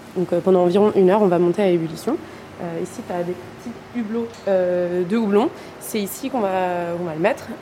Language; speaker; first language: French; native; French